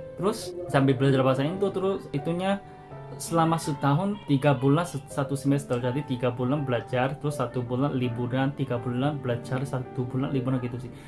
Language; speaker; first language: Indonesian; non-native, fluent; Korean